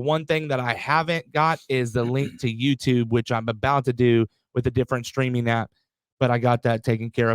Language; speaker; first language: English; native; English